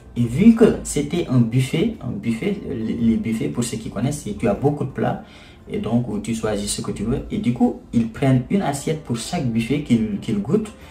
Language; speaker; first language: French; non-native, local second language; Wolof